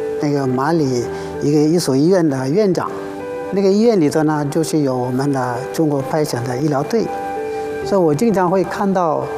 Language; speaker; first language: Chinese; non-native, fluent; Bambara